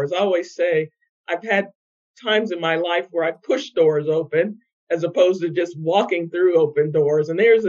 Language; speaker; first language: English; native; English